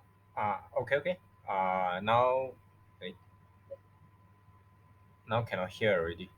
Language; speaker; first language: English; non-native, local second language; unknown